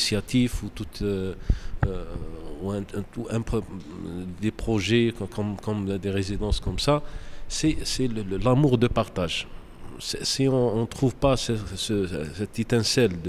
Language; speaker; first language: French; non-native, local second language; Arabic